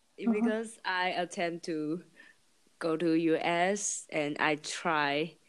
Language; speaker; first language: English; non-native, learner; Chinese